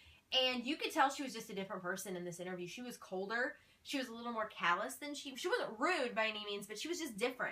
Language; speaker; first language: English; native; English